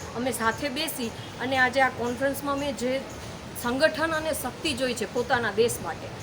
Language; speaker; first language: Gujarati; native; Gujarati